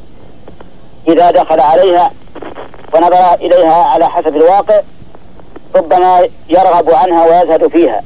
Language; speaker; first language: Arabic; native; Arabic